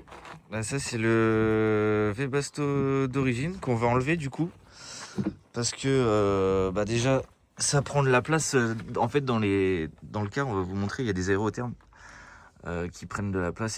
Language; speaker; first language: French; native; French